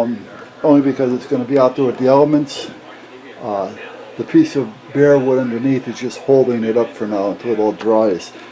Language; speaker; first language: English; native; English